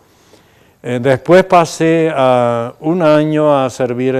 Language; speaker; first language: Spanish; non-native, local second language; Plautdietsch